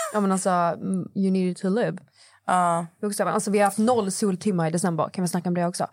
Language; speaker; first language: Swedish; native; Swedish